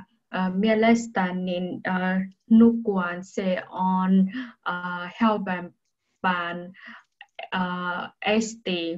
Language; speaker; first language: Finnish; non-native, learner; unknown